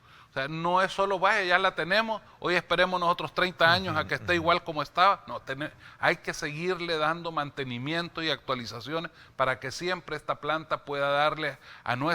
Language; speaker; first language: Spanish; native; Spanish